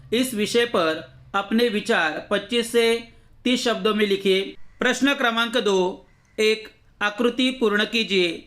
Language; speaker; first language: Hindi; non-native, local second language; Marathi